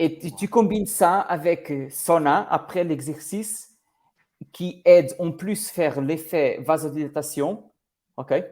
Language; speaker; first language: French; non-native, learner; Portuguese